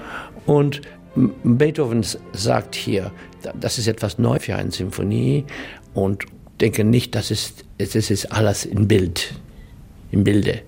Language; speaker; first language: German; non-native, learner; English